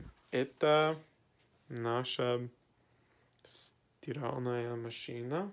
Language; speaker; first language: Russian; non-native, learner; English